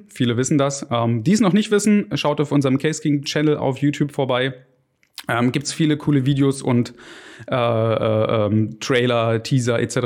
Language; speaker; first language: German; native; German